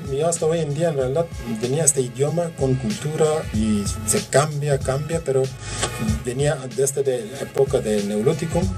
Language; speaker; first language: Spanish; non-native, learner; Kurdish